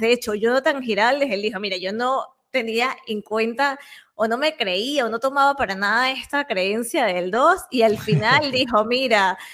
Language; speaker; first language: Spanish; native; Spanish